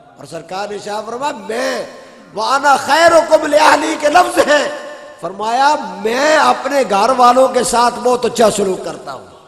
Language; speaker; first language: Urdu; non-native, local second language; Punjabi